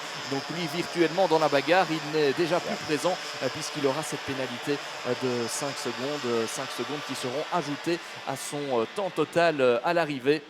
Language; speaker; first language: French; native; French